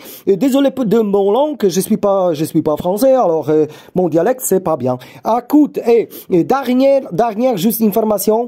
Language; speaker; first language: French; non-native, learner; Polish